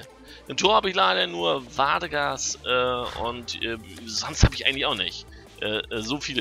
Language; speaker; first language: German; native; German